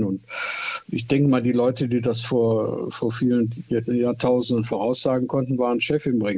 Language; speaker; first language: German; native; German